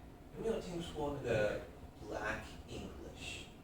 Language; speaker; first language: Chinese; non-native, learner; English